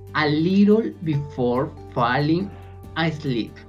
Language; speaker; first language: English; non-native, learner; Spanish